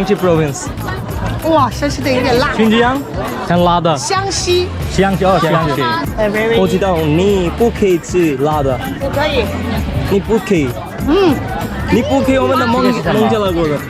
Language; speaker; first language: Chinese; non-native, learner; Bangla